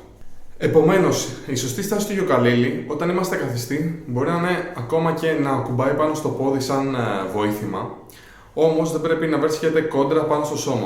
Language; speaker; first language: Greek; native; Greek